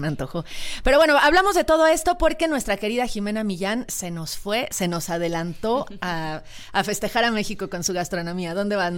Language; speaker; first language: Spanish; native; Spanish